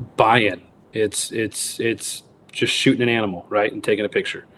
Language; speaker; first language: English; native; English